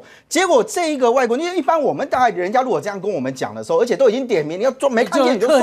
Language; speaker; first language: Chinese; native; Chinese